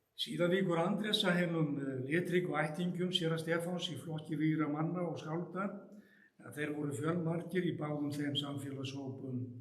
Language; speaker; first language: Icelandic; native; Icelandic